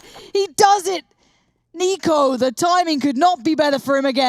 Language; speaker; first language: English; native; English